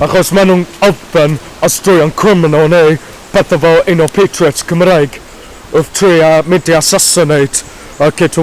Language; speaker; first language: Welsh; non-native, learner; English